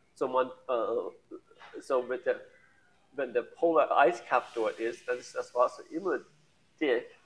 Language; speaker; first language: German; non-native, learner; English